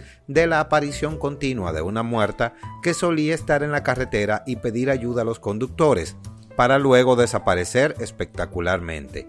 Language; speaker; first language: Spanish; native; Spanish